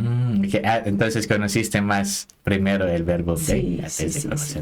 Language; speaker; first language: Spanish; non-native, fluent; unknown